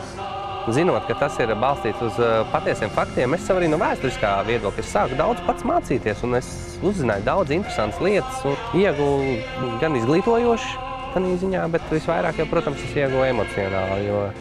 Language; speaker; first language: Latvian; native; Latvian